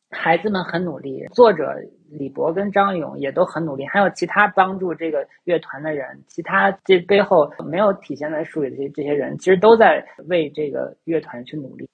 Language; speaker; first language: Chinese; native; Chinese